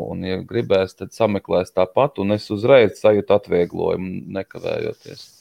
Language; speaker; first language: Latvian; native; Latvian